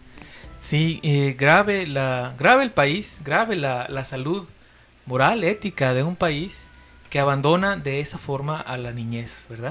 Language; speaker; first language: Spanish; native; Spanish